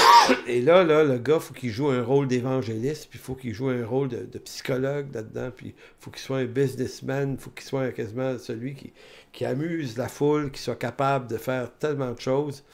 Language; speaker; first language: French; native; French